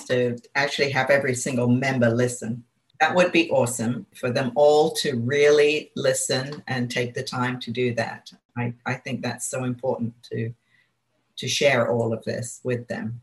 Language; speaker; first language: English; native; English